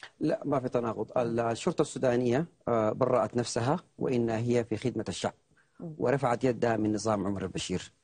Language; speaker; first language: Arabic; native; Arabic